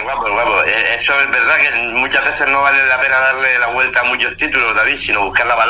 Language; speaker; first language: Spanish; native; Spanish